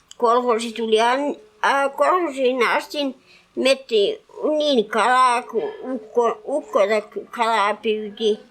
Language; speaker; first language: Finnish; early bilingual, heritage; Finnish